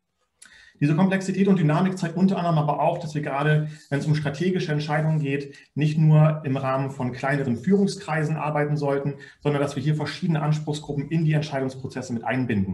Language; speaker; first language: German; native; German